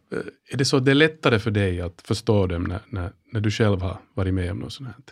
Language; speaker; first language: Swedish; native; Swedish